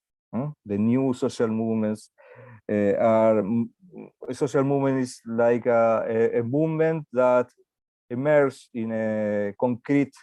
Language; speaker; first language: English; non-native, learner; Spanish